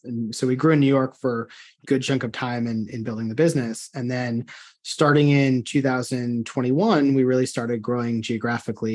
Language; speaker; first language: English; native; English